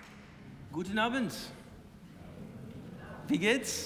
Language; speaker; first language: German; non-native, learner; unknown